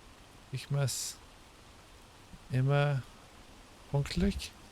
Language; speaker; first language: German; non-native, learner; English